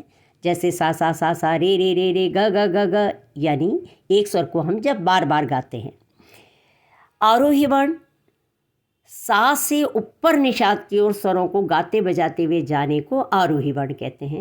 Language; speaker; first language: Hindi; native; Hindi